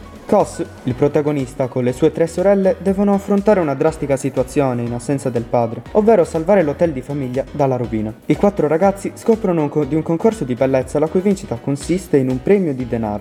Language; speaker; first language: Italian; native; Italian